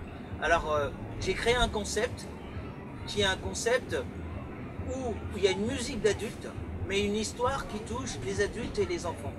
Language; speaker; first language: French; early bilingual, other home language; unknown